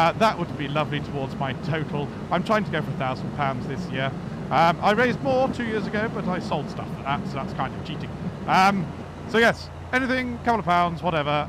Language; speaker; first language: English; native; English